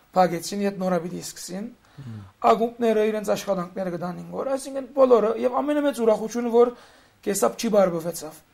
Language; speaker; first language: Armenian; early bilingual, heritage; Armenian